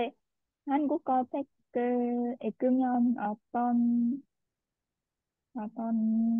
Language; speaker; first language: Korean; non-native, learner; Vietnamese